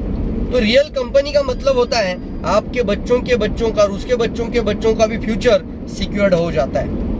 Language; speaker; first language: Hindi; non-native, local second language; Marathi